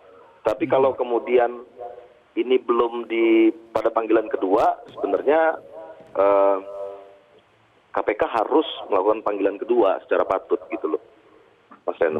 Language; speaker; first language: Indonesian; native; Indonesian